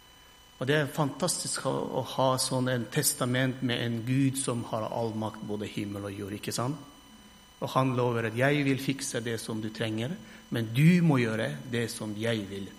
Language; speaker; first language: Norwegian; non-native, fluent; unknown